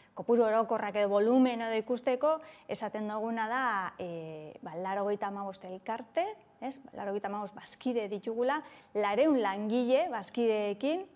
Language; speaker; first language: Basque; native; Basque